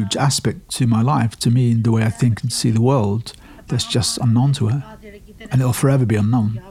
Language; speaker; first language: English; early bilingual, other home language; Urdu